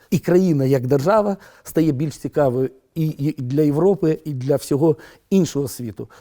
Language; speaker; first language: Ukrainian; non-native, local second language; Romanian